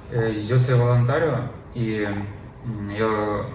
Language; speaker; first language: Spanish; non-native, learner; Ukrainian